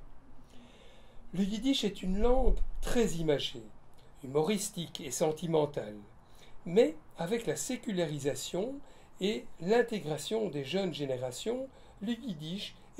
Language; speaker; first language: French; native; French